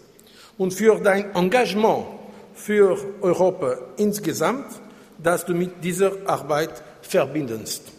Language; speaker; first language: German; non-native, fluent; Portuguese